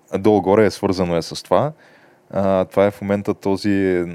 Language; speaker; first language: Bulgarian; native; Bulgarian